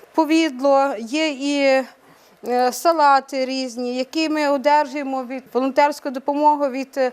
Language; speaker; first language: Ukrainian; native; Ukrainian